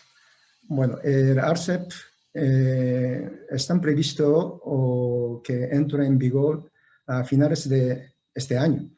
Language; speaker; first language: Spanish; non-native, fluent; Japanese